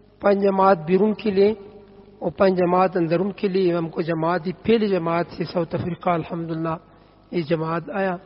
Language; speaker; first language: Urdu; non-native, learner; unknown